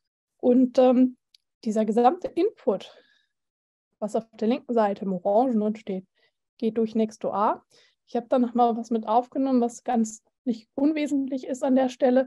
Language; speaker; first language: German; native; German